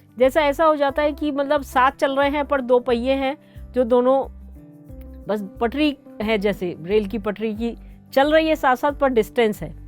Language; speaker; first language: Hindi; native; Hindi